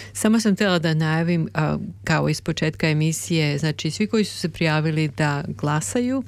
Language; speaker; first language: Serbian; native; Serbian